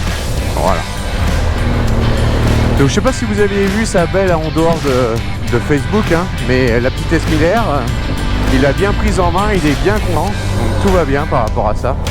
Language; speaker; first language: French; native; French